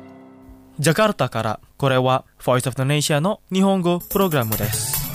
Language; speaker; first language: Japanese; non-native, fluent; Indonesian